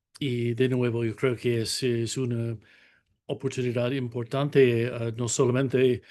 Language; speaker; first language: Spanish; non-native, fluent; English